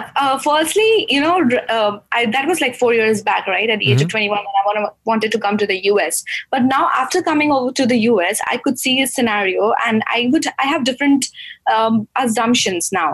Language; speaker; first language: English; non-native, local second language; Gujarati